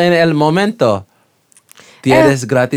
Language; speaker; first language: Spanish; non-native, learner; English